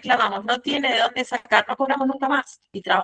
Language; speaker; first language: Spanish; native; Spanish